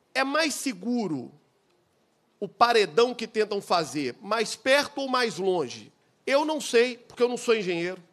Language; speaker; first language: Portuguese; native; Portuguese